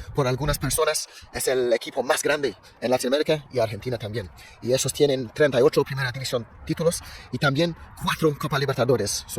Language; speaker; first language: Spanish; non-native, learner; English